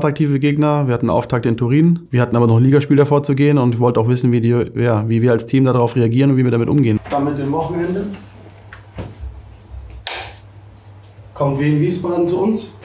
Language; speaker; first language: German; native; German